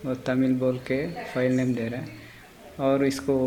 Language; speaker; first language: Hindi; non-native, local second language; Telugu